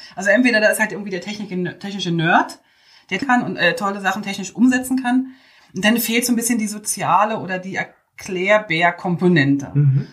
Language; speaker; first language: German; native; German